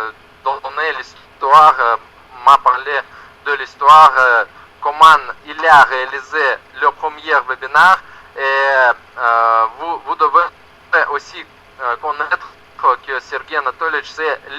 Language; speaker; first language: French; non-native, learner; Russian